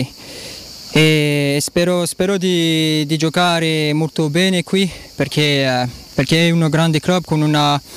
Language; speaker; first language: Italian; non-native, learner; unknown